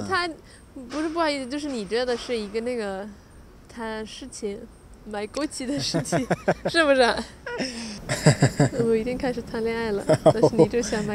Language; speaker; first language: Chinese; non-native, fluent; Swedish